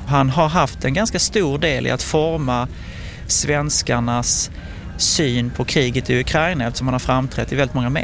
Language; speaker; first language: Swedish; native; Swedish